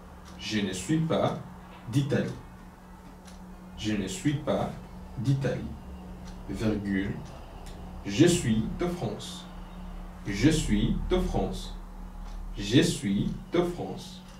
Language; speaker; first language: French; non-native, fluent; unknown